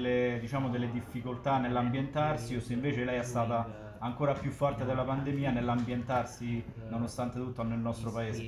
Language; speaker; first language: Italian; native; Italian